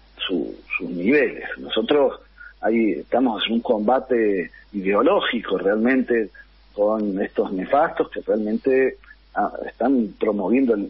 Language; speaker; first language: Spanish; native; Spanish